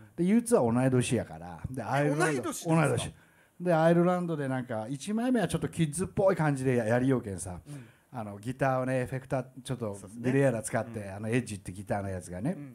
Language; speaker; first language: Japanese; native; Japanese